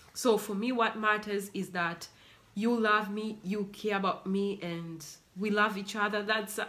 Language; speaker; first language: English; non-native, local second language; Swahili